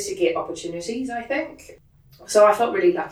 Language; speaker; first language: English; native; English